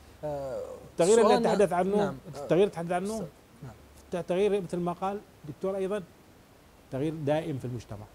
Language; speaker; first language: Arabic; native; Arabic